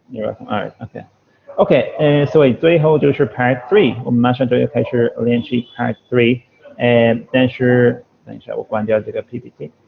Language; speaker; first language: Chinese; non-native, fluent; English